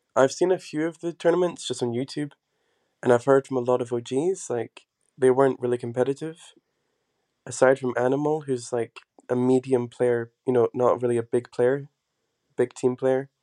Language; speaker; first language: English; native; English